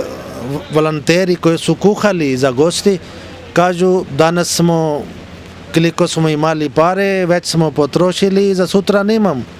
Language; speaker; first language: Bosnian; non-native, learner; Urdu